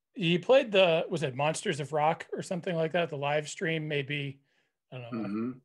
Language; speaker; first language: English; native; English